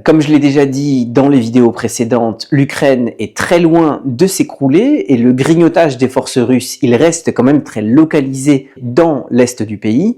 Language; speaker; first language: French; native; French